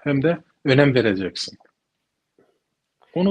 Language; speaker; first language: Turkish; early bilingual, heritage; Kurdish